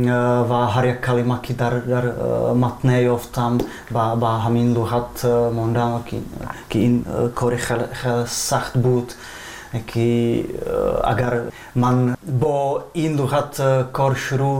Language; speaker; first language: Persian; non-native, fluent; Czech